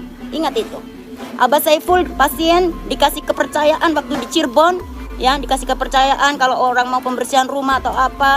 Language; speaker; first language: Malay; non-native, local second language; Javanese